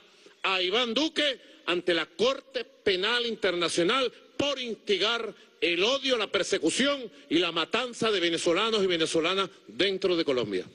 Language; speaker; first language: Spanish; native; Spanish